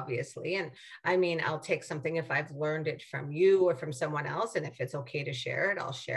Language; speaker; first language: English; native; English